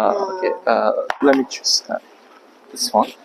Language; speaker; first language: English; non-native, fluent; Mongolian